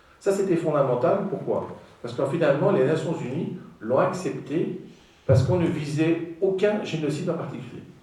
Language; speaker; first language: French; non-native, fluent; Greek